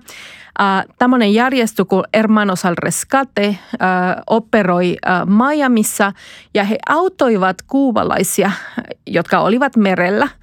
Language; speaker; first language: Finnish; non-native, fluent; Spanish